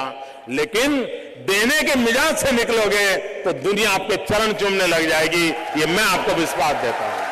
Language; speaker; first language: Hindi; non-native, local second language; Gujarati